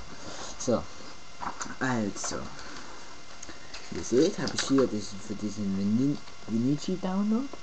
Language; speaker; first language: German; native; German